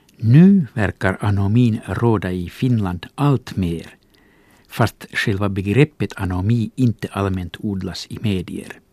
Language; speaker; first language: Swedish; non-native, local second language; Finnish